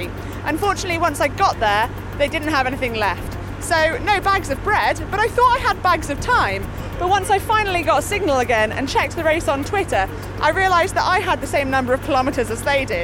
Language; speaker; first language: English; native; English